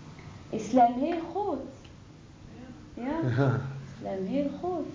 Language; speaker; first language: Dutch; non-native, learner; Arabic